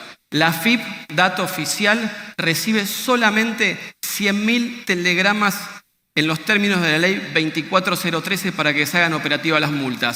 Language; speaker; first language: Spanish; native; Spanish